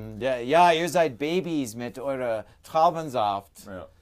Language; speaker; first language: German; non-native, fluent; English